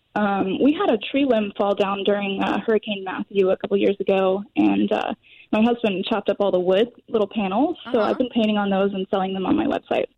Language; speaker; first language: English; native; English